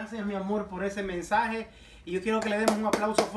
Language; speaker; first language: Spanish; native; Spanish